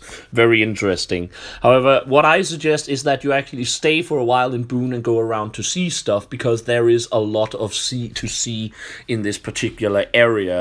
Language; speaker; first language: English; non-native, fluent; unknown